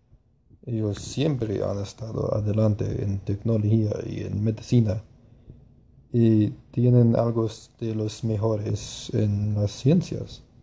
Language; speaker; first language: Spanish; non-native, learner; English